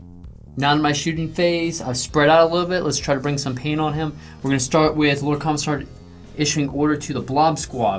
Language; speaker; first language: English; native; English